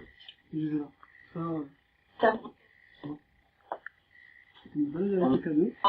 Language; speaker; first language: French; native; French